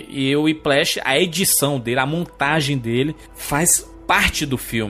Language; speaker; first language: Portuguese; native; Portuguese